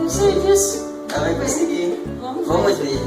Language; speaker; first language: Portuguese; non-native, local second language; Haitian Creole